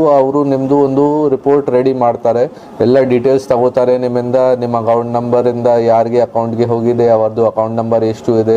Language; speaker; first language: Kannada; non-native, local second language; Hindi